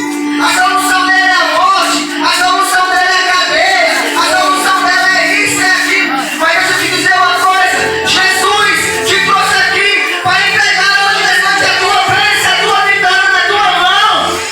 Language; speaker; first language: Portuguese; native; Portuguese